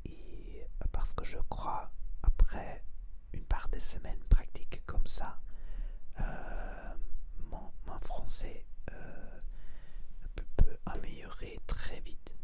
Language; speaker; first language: French; non-native, learner; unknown